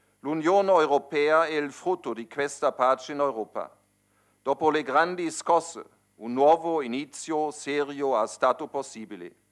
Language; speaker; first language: Italian; non-native, fluent; German